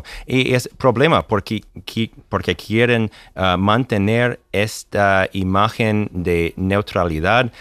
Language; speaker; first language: Spanish; non-native, fluent; English